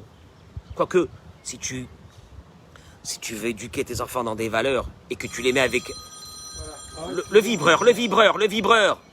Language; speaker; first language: French; native; French